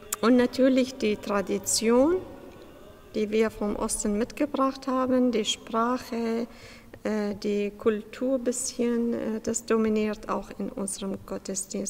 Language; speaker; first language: German; non-native, fluent; Syriac